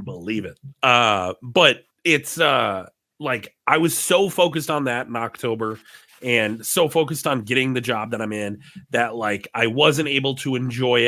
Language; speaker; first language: English; native; English